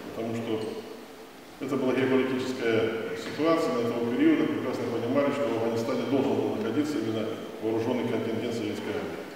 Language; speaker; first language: Russian; native; Russian